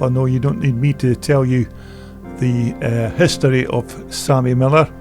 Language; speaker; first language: English; native; English